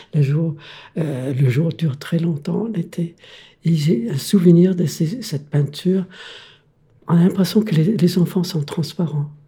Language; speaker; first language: French; non-native, fluent; Danish